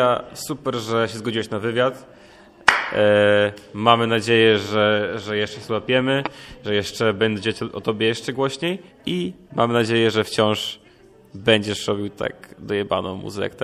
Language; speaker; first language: Polish; native; Polish